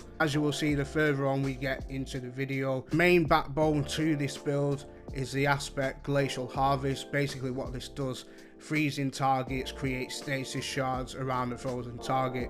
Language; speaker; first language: English; native; English